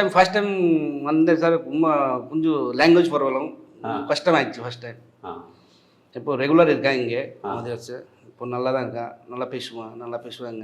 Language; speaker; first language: Tamil; non-native, learner; Hindi